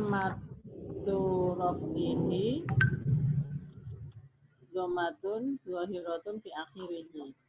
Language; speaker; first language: Arabic; non-native, learner; Indonesian